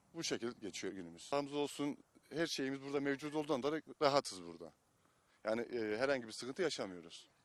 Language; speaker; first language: Turkish; native; Turkish